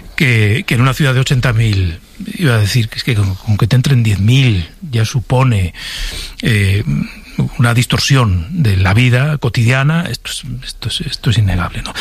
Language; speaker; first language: Spanish; native; Spanish